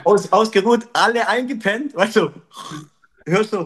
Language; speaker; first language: German; native; German